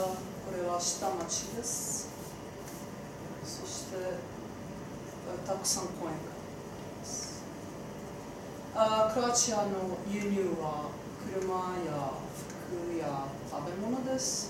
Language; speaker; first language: Japanese; non-native, learner; Croatian